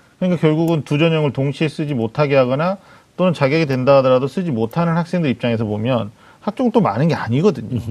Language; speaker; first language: Korean; native; Korean